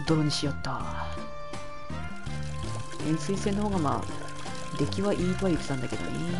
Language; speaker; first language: Japanese; native; Japanese